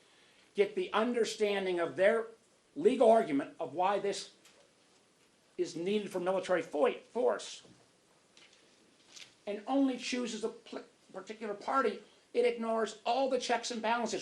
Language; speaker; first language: English; native; English